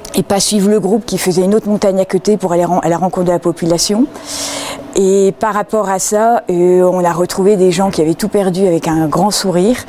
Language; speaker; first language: French; native; French